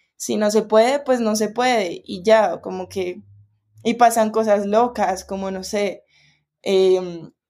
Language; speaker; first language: Spanish; native; Spanish